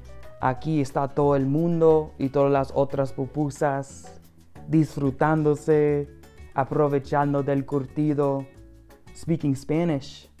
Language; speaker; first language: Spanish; non-native, fluent; English